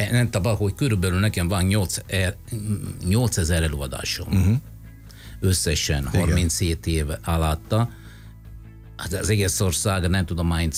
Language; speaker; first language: Hungarian; non-native, fluent; Italian